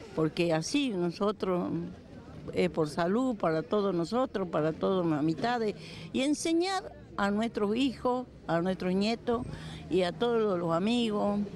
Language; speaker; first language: Spanish; native; Spanish